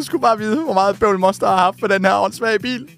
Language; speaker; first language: Danish; native; Danish